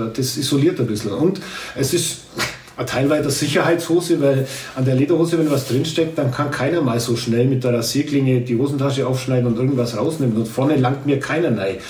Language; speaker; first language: German; native; German